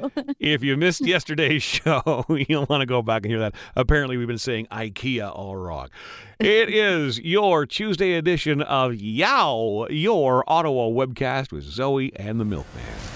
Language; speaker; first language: English; native; English